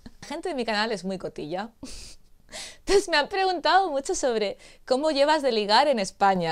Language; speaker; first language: Spanish; native; Spanish